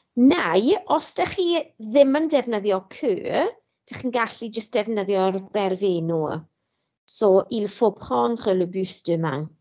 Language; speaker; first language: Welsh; non-native, local second language; English